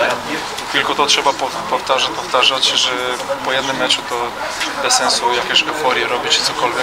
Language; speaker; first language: Polish; non-native, fluent; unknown